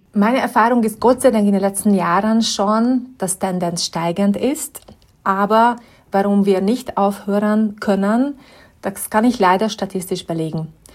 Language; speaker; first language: German; non-native, fluent; Hungarian